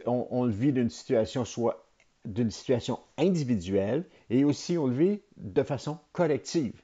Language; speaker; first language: French; native; French